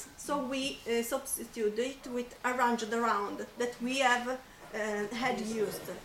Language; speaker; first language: English; non-native, fluent; Italian